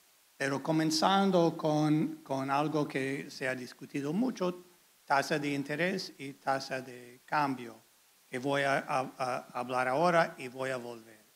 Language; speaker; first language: Spanish; non-native, fluent; English